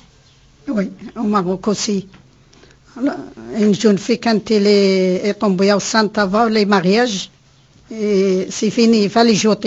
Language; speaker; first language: French; non-native, learner; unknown